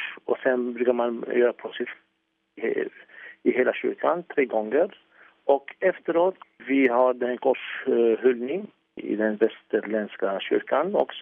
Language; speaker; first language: Swedish; non-native, fluent; Arabic